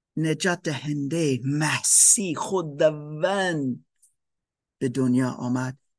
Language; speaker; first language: Persian; non-native, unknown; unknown